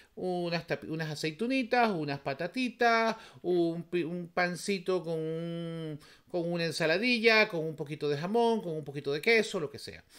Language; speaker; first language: Spanish; native; Spanish